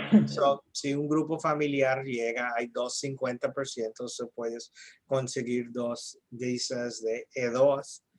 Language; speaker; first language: Spanish; early bilingual, heritage; English